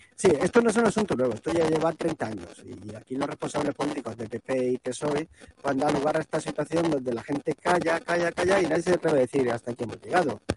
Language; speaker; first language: Spanish; native; Spanish